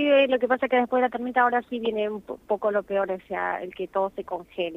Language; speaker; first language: Spanish; native; Spanish